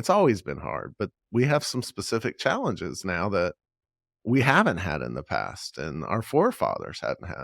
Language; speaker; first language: English; native; English